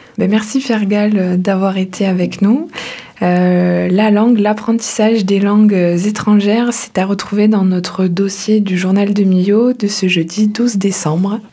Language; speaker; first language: French; native; French